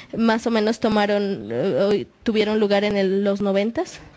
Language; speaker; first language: Spanish; non-native, fluent; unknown